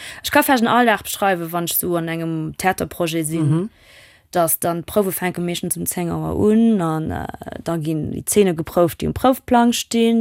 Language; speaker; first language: Luxembourgish; non-native, local second language; German